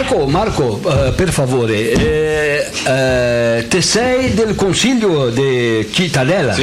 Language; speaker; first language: Italian; non-native, learner; Portuguese